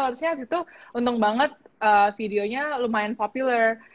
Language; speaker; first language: Indonesian; native; Indonesian